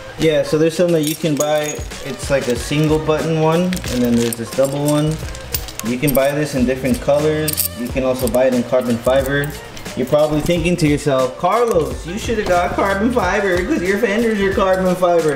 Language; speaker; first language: English; early bilingual, other home language; Spanish